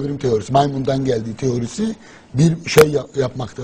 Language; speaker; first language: Turkish; native; Turkish